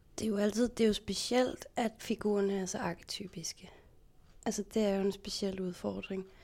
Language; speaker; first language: Danish; native; Danish